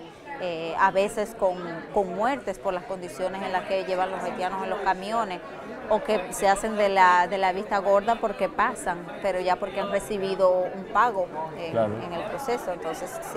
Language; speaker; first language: Spanish; native; Spanish